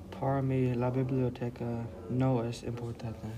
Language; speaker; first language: Spanish; non-native, learner; English